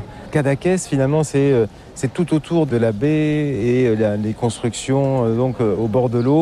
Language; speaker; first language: French; native; French